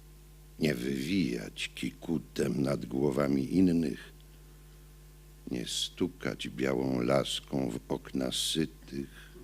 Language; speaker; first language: Polish; native; Polish